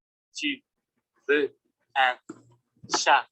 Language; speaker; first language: French; non-native, learner; Vietnamese